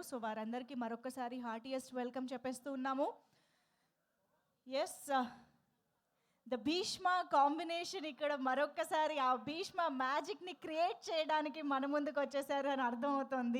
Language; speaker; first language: Telugu; native; Telugu